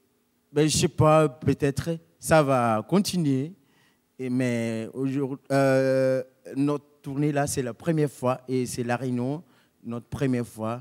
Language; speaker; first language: French; non-native, local second language; Malagasy